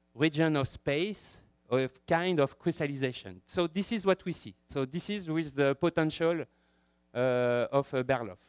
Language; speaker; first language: English; non-native, fluent; French